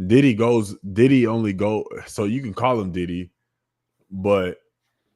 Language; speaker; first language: English; native; English